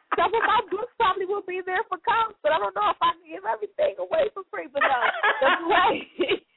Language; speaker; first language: English; native; English